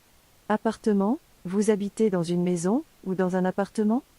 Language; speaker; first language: French; non-native, learner; Bangla